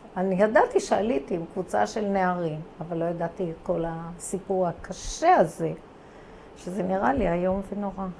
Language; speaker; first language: Hebrew; early bilingual, other home language; Croatian